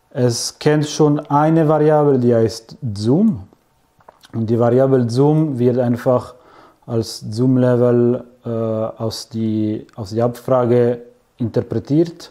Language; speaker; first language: German; non-native, fluent; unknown